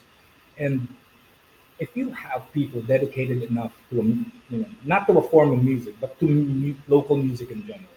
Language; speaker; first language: English; non-native, local second language; Filipino